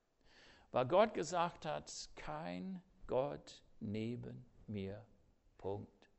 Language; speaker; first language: German; non-native, fluent; English